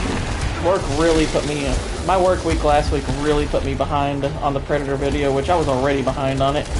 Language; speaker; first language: English; native; English